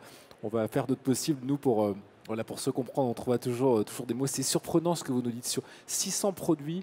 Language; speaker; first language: French; native; French